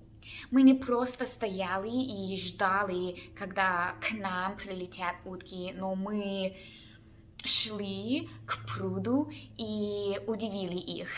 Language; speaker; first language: Russian; non-native, learner; English